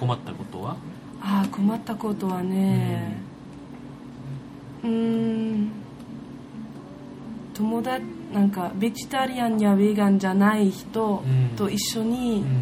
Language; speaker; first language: Japanese; non-native, learner; German